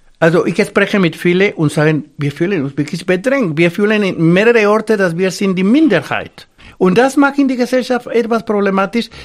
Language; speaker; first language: German; non-native, fluent; Spanish